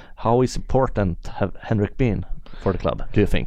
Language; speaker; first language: English; non-native, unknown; Swedish